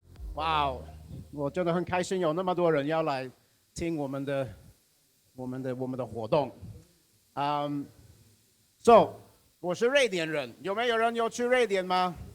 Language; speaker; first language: Chinese; non-native, fluent; Swedish